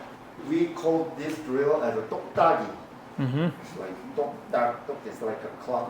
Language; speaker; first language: English; non-native, fluent; Korean